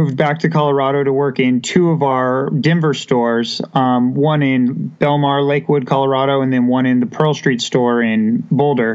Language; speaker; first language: English; native; English